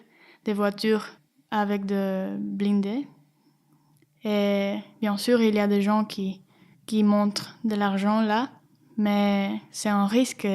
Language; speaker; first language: French; non-native, fluent; Spanish